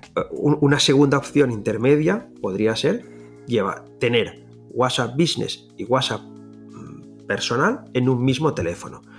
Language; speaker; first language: Spanish; non-native, local second language; Catalan